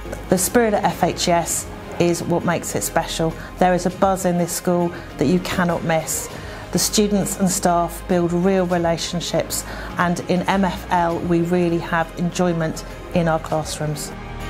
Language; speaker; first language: English; native; English